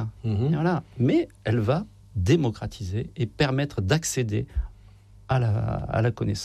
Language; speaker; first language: French; native; French